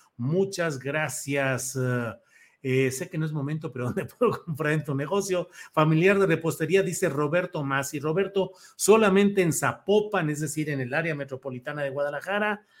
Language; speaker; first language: Spanish; native; Spanish